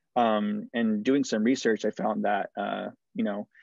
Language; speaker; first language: English; early bilingual, other home language; Spanish